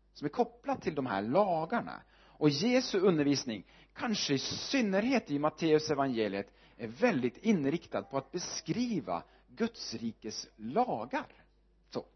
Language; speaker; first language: Swedish; non-native, fluent; Norwegian